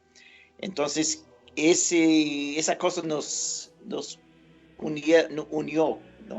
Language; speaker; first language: Spanish; non-native, fluent; English